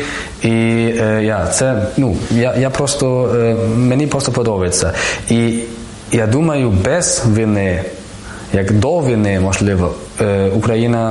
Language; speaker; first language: Ukrainian; non-native, learner; German